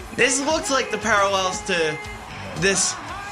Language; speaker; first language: English; native; English